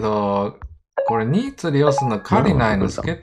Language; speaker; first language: Japanese; native; Japanese